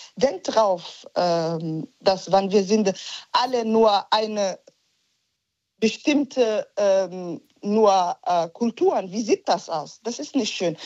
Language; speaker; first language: German; non-native, learner; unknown